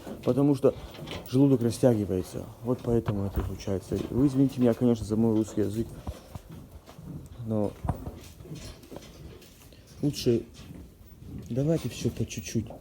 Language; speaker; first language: Russian; non-native, local second language; Ossetic